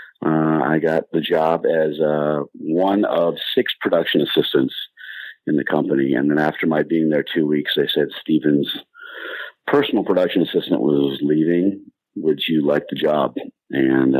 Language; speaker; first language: English; native; English